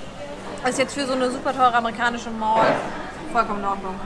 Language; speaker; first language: German; native; German